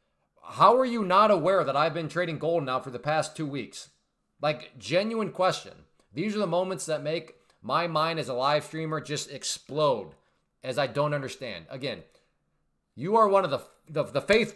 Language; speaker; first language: English; native; English